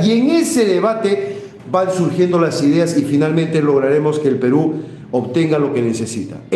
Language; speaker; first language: Spanish; native; Spanish